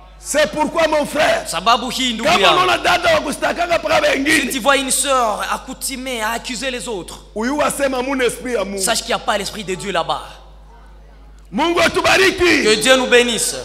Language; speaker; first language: French; non-native, local second language; Swahili